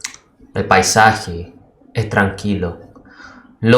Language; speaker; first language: Spanish; non-native, fluent; Indonesian